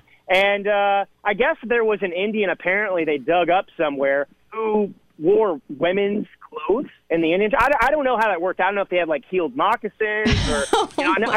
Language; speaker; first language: English; native; English